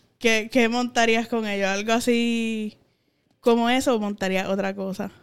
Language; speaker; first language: Spanish; native; Spanish